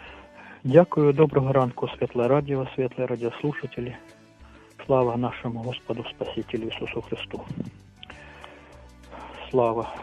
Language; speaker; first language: Ukrainian; non-native, local second language; Russian